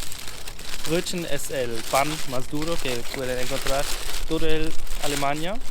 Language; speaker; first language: Spanish; non-native, learner; German